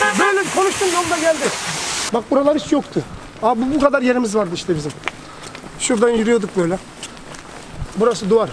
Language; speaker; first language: Turkish; early bilingual, heritage; Turkish